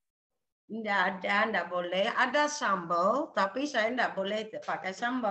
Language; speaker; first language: Indonesian; non-native, local second language; Javanese